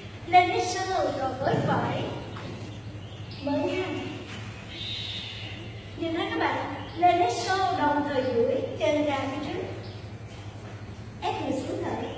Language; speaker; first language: Vietnamese; native; Vietnamese